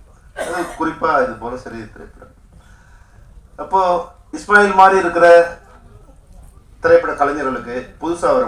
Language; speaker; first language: Tamil; native; Tamil